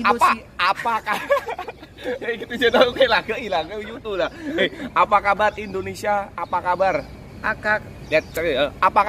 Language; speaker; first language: Indonesian; non-native, local second language; Javanese